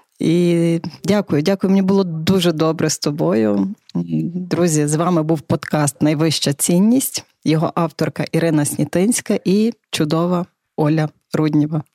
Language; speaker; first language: Ukrainian; native; Ukrainian